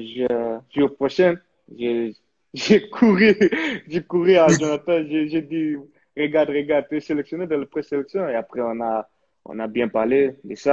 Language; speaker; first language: French; early bilingual, heritage; French